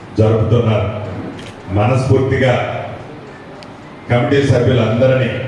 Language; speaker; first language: Telugu; native; Telugu